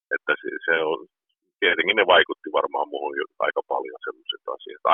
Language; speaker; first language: Finnish; early bilingual, heritage; Finnish